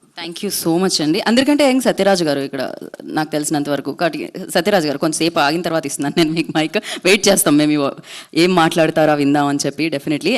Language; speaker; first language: Telugu; native; Telugu